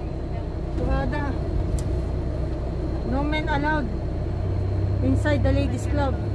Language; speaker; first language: English; non-native, local second language; Filipino